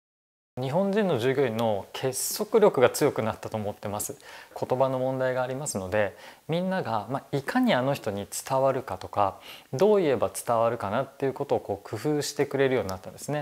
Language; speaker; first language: Japanese; native; Japanese